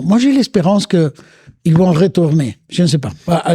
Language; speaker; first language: French; non-native, fluent; Spanish